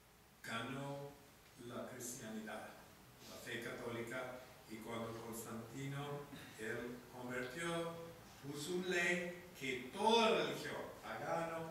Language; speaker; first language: Spanish; non-native, fluent; English